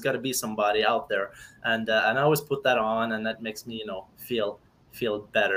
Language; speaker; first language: English; non-native, fluent; Norwegian